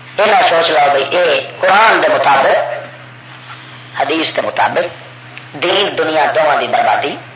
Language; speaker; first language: Urdu; non-native, local second language; Punjabi